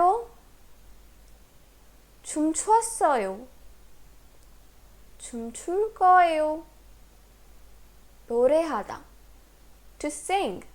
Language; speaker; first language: Korean; non-native, fluent; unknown